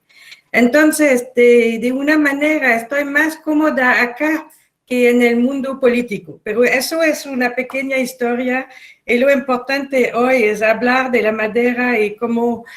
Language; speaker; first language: Spanish; non-native, fluent; French